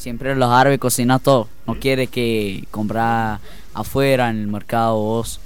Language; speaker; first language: Spanish; non-native, learner; Arabic